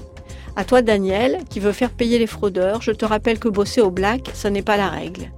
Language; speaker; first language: French; native; French